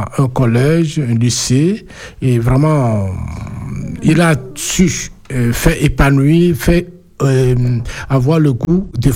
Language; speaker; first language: French; non-native, local second language; Ewe